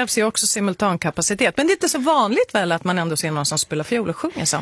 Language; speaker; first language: Swedish; native; Swedish